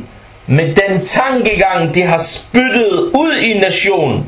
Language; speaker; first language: Danish; non-native, fluent; Arabic